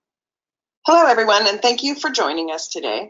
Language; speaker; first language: English; native; English